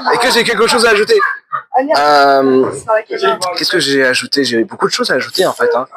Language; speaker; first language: French; native; French